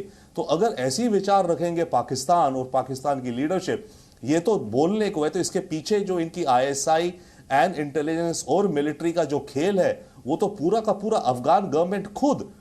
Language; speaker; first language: Hindi; native; Hindi